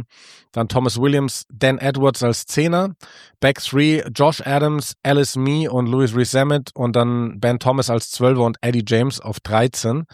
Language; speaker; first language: German; native; German